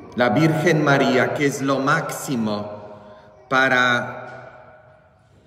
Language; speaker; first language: Spanish; non-native, fluent; Polish